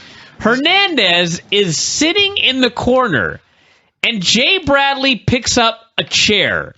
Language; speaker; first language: English; native; English